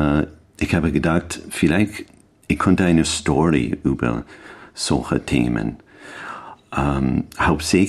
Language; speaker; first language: German; non-native, learner; English